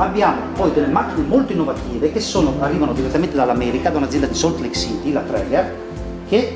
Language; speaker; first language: Italian; native; Italian